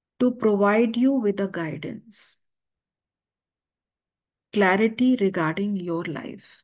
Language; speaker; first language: Hindi; native; Hindi